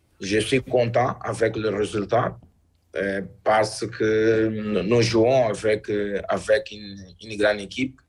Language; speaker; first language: French; non-native, learner; Portuguese